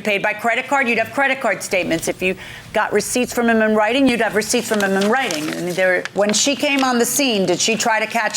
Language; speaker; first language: English; native; English